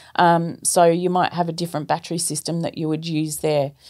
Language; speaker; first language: English; native; English